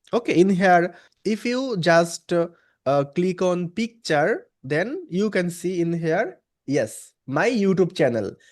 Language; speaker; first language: English; non-native, local second language; Bangla